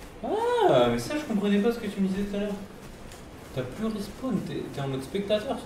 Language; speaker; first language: French; native; French